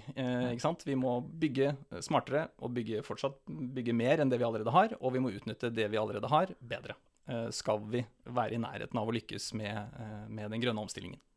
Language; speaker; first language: Norwegian; native; Norwegian